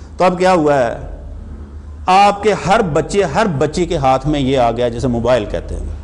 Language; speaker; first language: Urdu; non-native, local second language; Punjabi